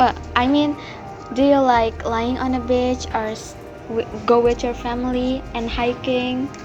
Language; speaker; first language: English; non-native, learner; Indonesian